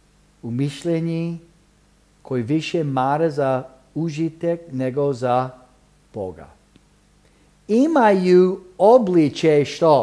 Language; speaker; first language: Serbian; early bilingual, heritage; Serbian